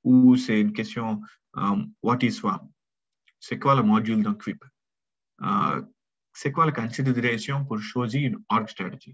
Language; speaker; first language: French; non-native, learner; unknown